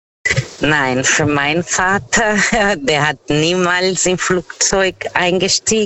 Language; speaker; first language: German; non-native, fluent; Portuguese